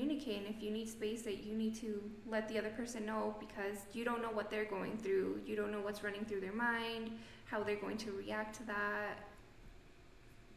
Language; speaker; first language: English; non-native, fluent; Spanish